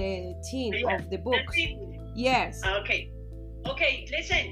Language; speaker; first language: English; non-native, learner; Spanish